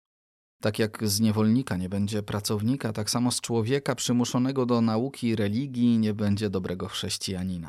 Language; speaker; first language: Polish; native; Polish